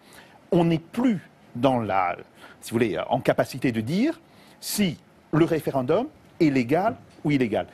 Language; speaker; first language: French; native; French